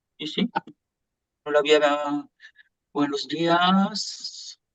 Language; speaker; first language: Spanish; non-native, fluent; French